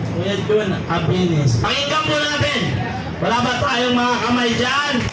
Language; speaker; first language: Filipino; native; Filipino